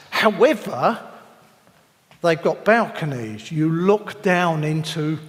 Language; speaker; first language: English; native; English